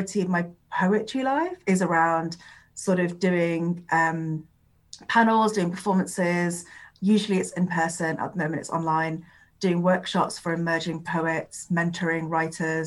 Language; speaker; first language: English; non-native, local second language; Urdu